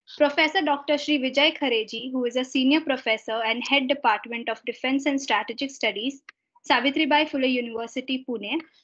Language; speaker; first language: English; non-native, local second language; Marathi